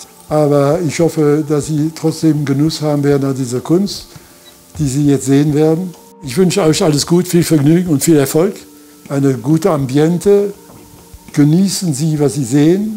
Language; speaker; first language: German; non-native, fluent; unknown